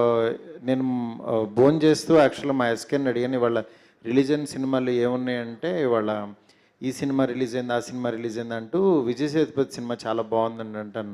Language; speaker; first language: Telugu; native; Telugu